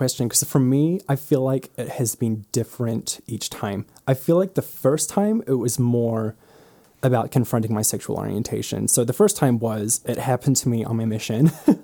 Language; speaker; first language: English; native; English